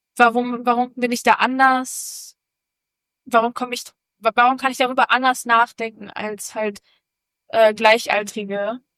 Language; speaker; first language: German; native; German